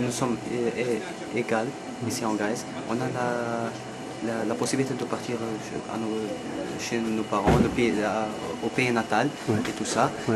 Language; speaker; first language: French; non-native, learner; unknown